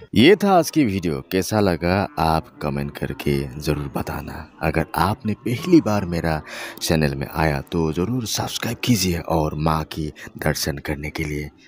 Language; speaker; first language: Hindi; non-native, local second language; Assamese